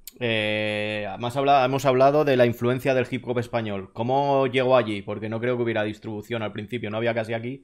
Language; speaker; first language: Spanish; native; Spanish